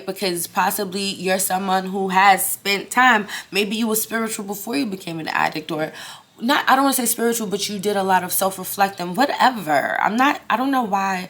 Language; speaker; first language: English; native; English